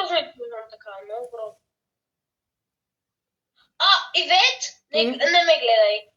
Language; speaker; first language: Bulgarian; native; Bulgarian